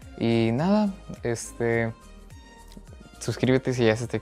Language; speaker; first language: Spanish; native; Spanish